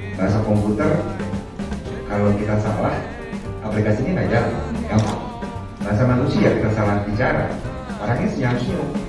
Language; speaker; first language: Indonesian; non-native, local second language; Minangkabau